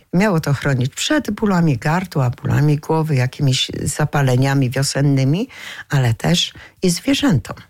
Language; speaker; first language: Polish; native; Polish